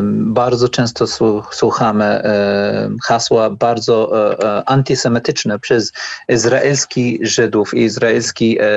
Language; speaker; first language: Polish; non-native, learner; Arabic